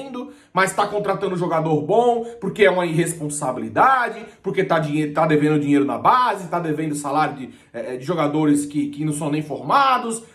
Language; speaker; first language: Portuguese; native; Portuguese